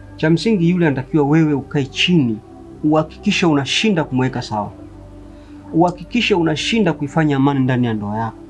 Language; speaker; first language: Swahili; native; Swahili